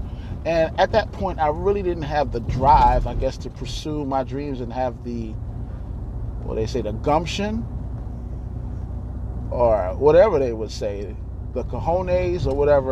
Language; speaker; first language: English; native; English